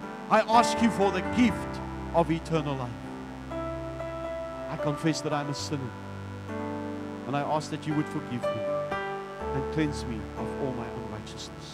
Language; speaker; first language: English; non-native, local second language; Afrikaans